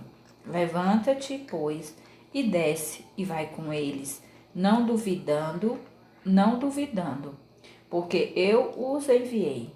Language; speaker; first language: Portuguese; native; Portuguese